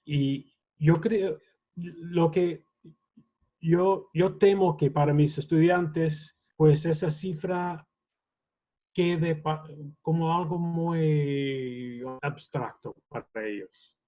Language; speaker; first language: Spanish; non-native, fluent; English